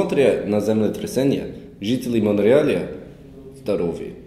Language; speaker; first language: Russian; non-native, learner; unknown